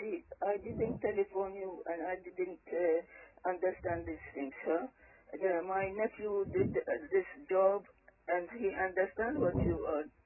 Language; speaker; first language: English; early bilingual, other home language; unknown